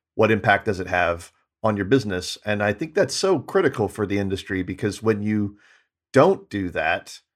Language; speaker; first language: English; native; English